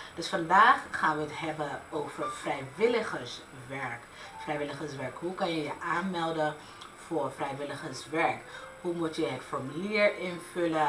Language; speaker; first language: Dutch; early bilingual, other home language; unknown